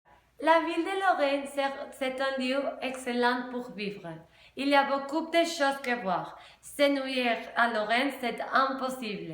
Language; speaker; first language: French; non-native, learner; Spanish